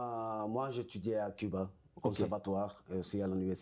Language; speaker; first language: French; non-native, fluent; Spanish